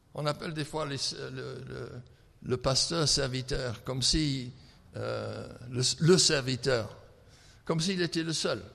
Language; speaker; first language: French; non-native, fluent; English